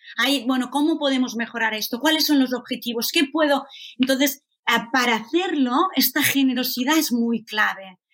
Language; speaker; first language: Spanish; native; Spanish